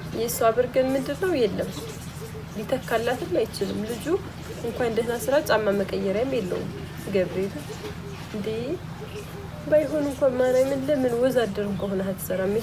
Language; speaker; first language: Amharic; native; Amharic